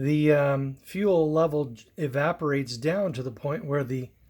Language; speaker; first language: English; native; English